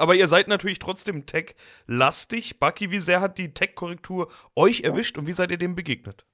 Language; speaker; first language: German; native; German